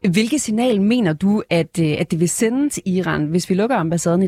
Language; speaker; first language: Danish; native; Danish